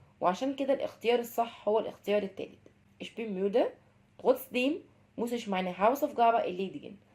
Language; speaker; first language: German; non-native, fluent; Arabic